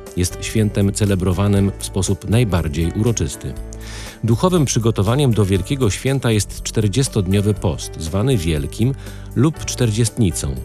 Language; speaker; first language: Polish; native; Polish